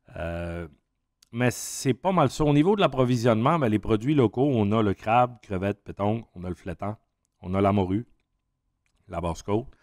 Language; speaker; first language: French; native; French